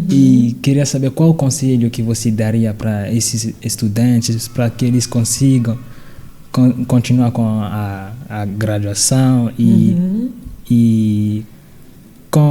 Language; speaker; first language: Portuguese; non-native, fluent; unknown